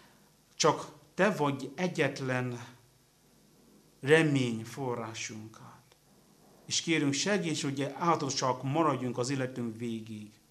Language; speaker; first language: Hungarian; non-native, learner; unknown